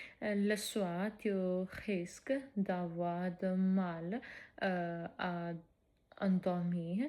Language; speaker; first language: French; non-native, fluent; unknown